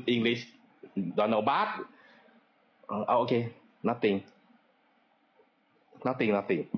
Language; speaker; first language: English; non-native, learner; Thai